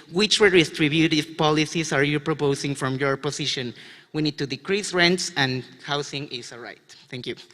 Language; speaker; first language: English; non-native, fluent; Spanish